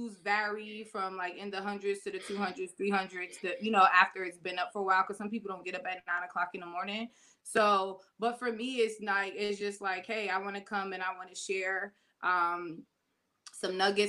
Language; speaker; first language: English; native; English